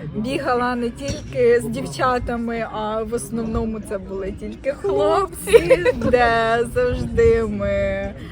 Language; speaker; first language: Ukrainian; native; Ukrainian